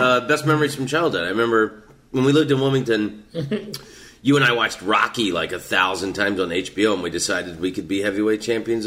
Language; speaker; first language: English; native; English